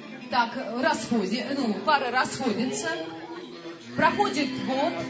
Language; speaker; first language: Russian; native; Russian